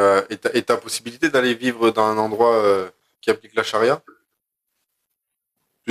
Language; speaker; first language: French; native; French